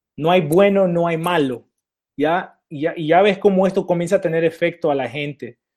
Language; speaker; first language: Spanish; early bilingual, heritage; Spanish